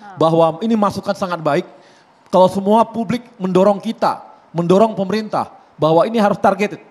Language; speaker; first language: Indonesian; native; Indonesian